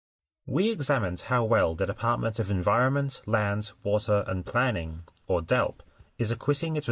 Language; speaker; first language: English; native; English